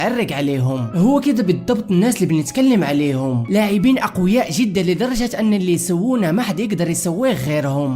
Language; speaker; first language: Arabic; native; Arabic